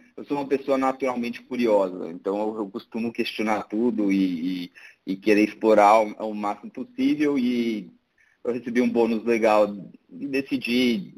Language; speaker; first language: Portuguese; native; Portuguese